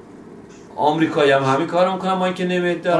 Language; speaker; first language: Persian; native; Persian